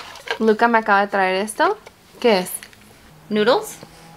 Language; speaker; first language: Spanish; early bilingual, heritage; Spanish